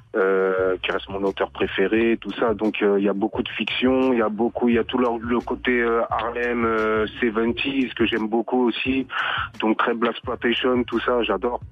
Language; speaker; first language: French; native; French